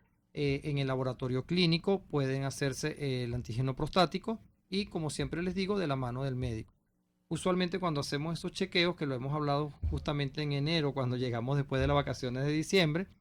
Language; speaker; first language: Spanish; native; Spanish